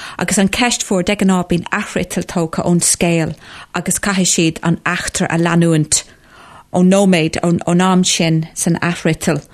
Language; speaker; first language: Irish; non-native, local second language; English